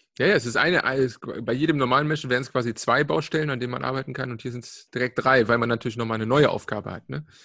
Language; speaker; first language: German; native; German